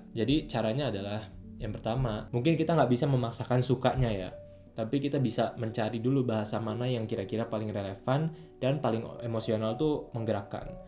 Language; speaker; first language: Indonesian; native; Indonesian